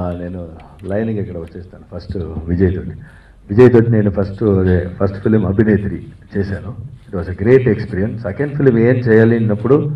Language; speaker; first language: Telugu; non-native, fluent; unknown